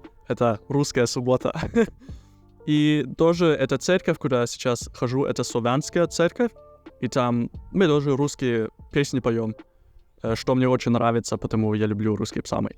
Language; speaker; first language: Russian; early bilingual, heritage; German